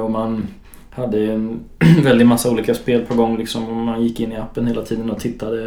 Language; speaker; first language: Swedish; native; Swedish